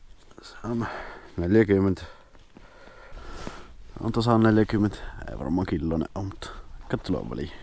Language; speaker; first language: Finnish; native; Finnish